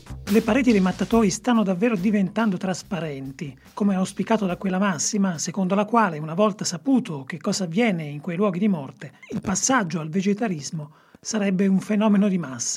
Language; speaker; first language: Italian; native; Italian